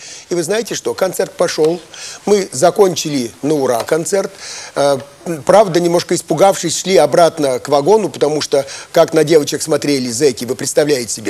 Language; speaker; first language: Russian; native; Russian